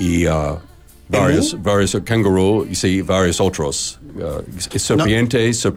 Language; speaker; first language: Spanish; non-native, learner; English